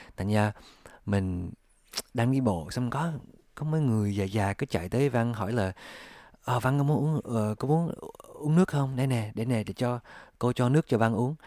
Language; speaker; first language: Vietnamese; early bilingual, heritage; English